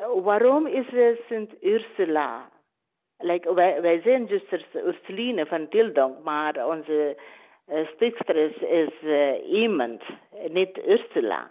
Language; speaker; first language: Dutch; non-native, learner; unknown